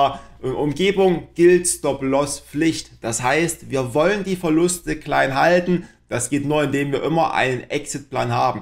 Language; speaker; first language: German; native; German